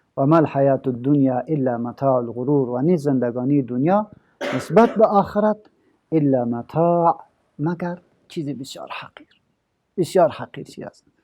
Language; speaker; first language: Persian; native; Persian